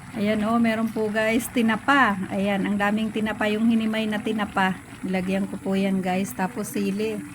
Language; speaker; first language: Filipino; non-native, local second language; Bikol